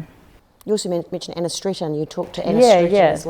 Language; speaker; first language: English; native; English